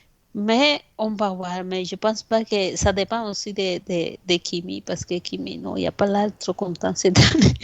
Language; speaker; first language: French; non-native, fluent; Spanish